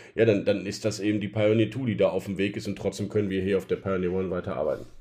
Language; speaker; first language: German; native; German